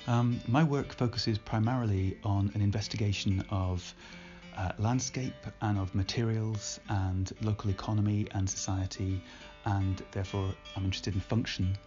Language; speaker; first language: English; native; English